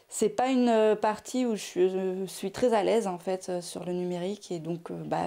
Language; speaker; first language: French; native; French